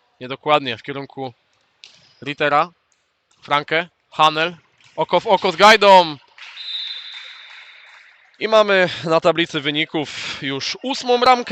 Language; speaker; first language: Polish; native; Polish